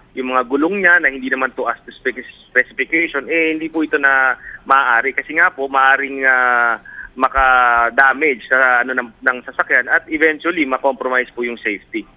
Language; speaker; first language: Filipino; native; Filipino